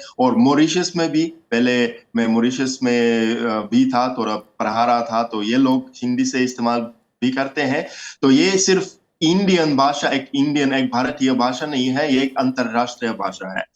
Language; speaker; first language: Hindi; non-native, fluent; Russian